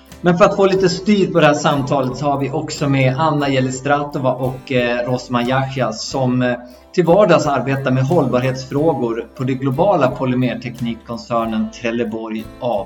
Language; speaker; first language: Swedish; native; Swedish